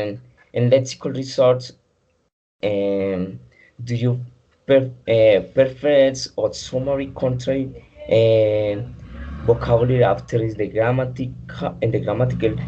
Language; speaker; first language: English; non-native, learner; Spanish